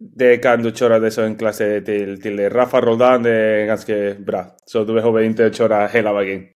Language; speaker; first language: Swedish; non-native, fluent; Spanish